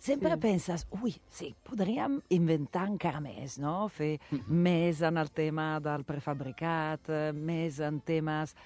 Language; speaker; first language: Catalan; non-native, fluent; Italian